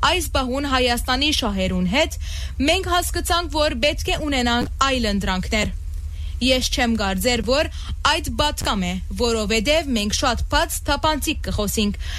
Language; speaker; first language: Armenian; early bilingual, heritage; Armenian